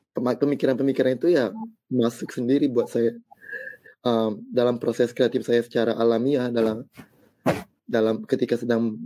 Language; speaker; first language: Indonesian; native; Indonesian